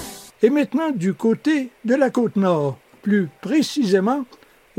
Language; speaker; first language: French; native; French